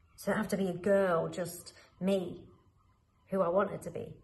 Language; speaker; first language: English; native; English